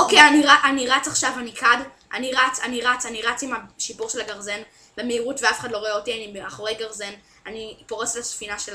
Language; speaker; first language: Hebrew; native; Hebrew